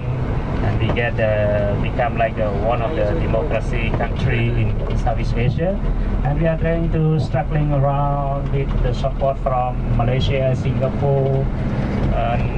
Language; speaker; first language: English; non-native, local second language; Khmer